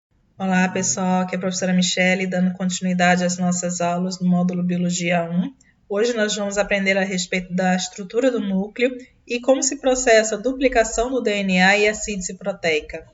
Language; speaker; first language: Portuguese; native; Portuguese